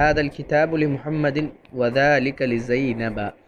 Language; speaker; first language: Arabic; non-native, fluent; Urdu